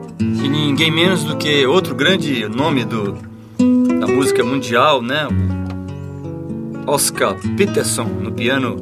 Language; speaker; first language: Portuguese; native; Portuguese